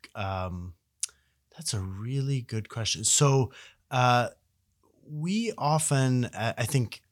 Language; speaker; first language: English; native; English